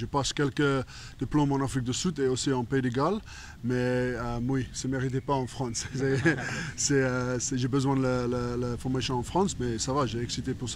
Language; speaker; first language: French; non-native, learner; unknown